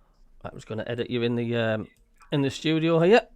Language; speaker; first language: English; native; English